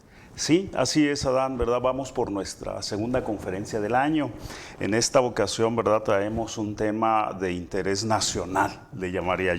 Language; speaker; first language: Spanish; native; Spanish